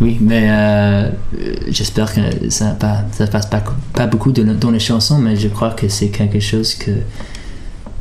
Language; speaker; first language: French; early bilingual, heritage; English